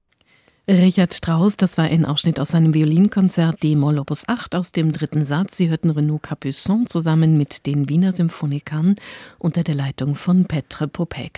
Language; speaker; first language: German; native; German